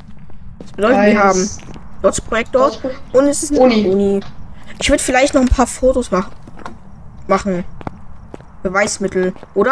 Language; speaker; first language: German; native; German